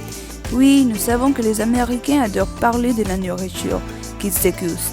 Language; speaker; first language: French; non-native, learner; English